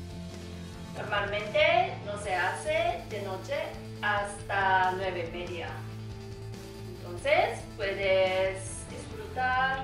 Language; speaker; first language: Spanish; non-native, learner; Japanese